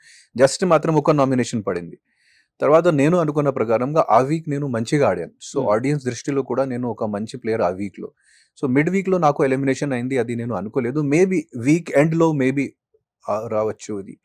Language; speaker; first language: Telugu; non-native, fluent; Hindi